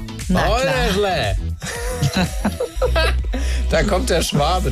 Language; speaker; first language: German; native; German